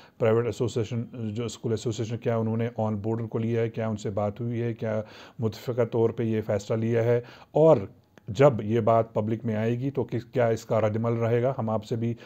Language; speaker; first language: Hindi; non-native, local second language; Kashmiri